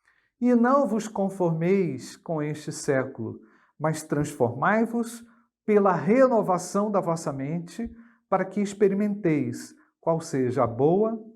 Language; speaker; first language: Portuguese; native; Portuguese